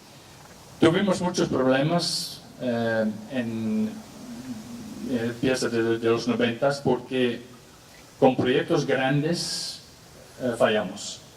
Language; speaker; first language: Spanish; non-native, fluent; English